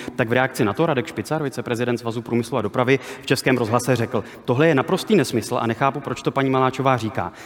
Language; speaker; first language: Czech; native; Czech